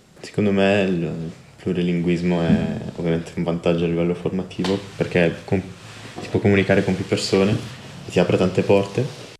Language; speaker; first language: Italian; early bilingual, other home language; Portuguese